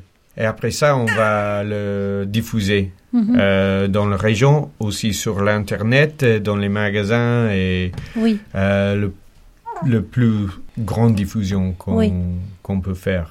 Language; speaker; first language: French; non-native, fluent; English